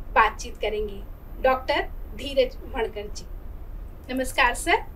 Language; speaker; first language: Hindi; native; Hindi